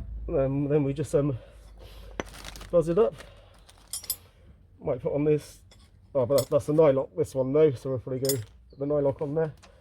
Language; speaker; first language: English; native; English